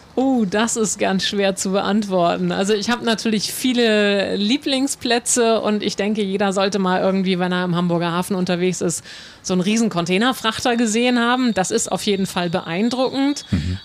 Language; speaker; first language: German; native; German